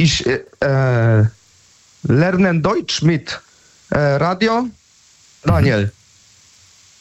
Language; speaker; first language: German; non-native, learner; Polish